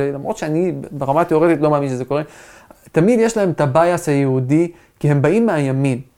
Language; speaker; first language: Hebrew; non-native, local second language; Arabic